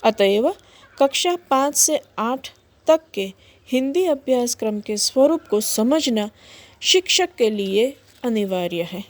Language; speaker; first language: Hindi; non-native, local second language; Gujarati